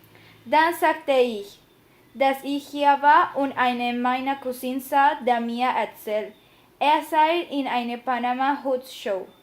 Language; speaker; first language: German; non-native, learner; Spanish